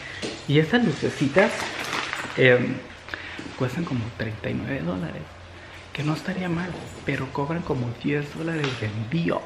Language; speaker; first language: Spanish; native; Spanish